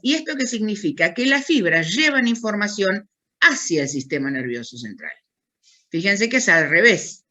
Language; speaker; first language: Spanish; native; Spanish